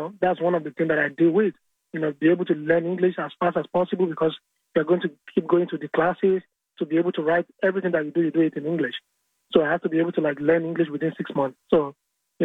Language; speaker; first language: English; non-native, local second language; Yoruba